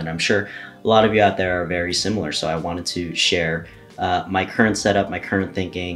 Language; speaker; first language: English; native; English